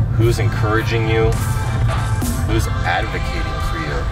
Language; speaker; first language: English; native; English